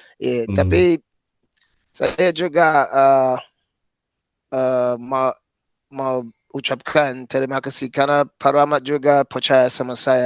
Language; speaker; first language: Indonesian; non-native, fluent; English